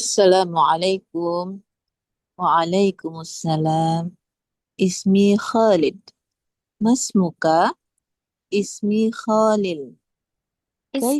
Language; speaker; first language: Arabic; non-native, learner; Indonesian